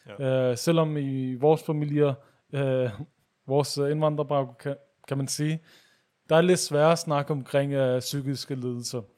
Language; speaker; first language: Danish; early bilingual, other home language; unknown